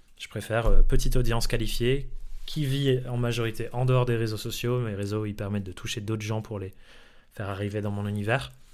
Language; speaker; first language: French; early bilingual, other home language; English